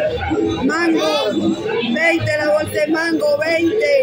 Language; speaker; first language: Spanish; native; Spanish